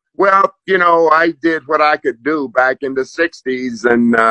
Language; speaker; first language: English; native; English